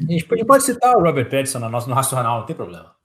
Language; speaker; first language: Portuguese; native; Portuguese